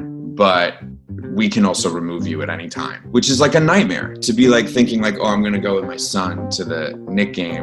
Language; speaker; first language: English; native; English